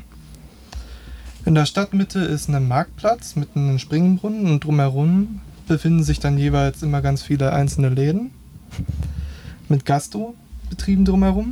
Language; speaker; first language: German; native; German